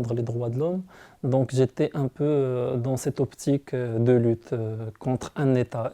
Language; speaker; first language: French; non-native, local second language; Arabic